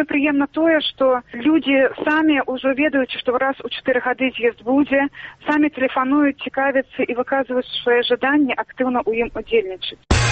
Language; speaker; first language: Belarusian; native; Belarusian